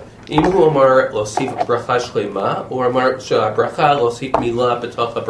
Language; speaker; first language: Hebrew; non-native, fluent; English